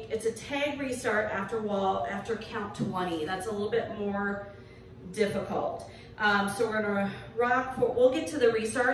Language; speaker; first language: English; native; English